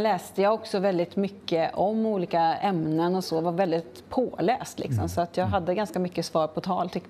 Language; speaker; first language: Swedish; native; Swedish